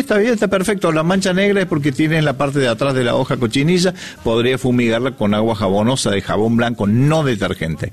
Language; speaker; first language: Spanish; native; Spanish